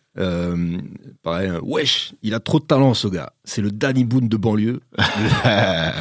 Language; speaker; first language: French; native; French